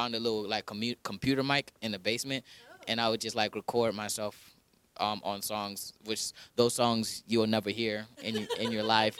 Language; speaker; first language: English; early bilingual, other home language; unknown